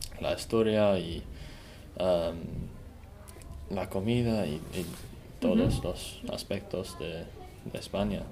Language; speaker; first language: Spanish; non-native, learner; English